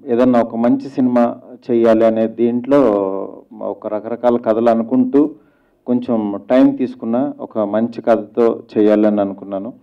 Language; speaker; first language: Telugu; native; Telugu